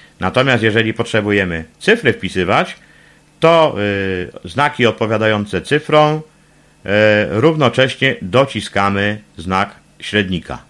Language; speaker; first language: Polish; native; Polish